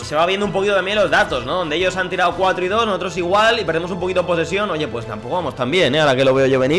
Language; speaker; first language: Spanish; native; Spanish